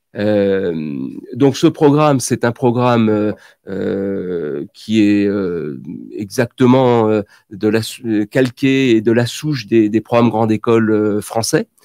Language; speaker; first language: French; native; French